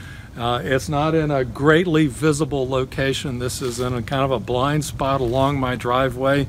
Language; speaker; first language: English; native; English